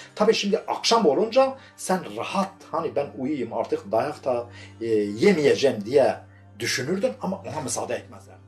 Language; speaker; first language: Turkish; non-native, local second language; Kurdish